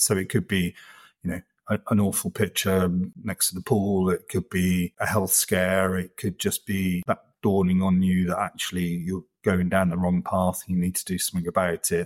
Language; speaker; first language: English; native; English